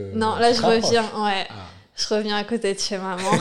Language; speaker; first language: French; native; French